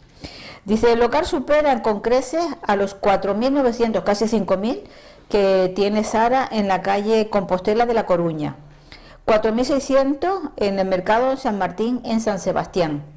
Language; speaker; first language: Spanish; native; Spanish